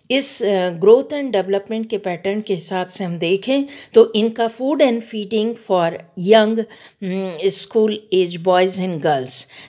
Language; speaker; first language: Hindi; native; Hindi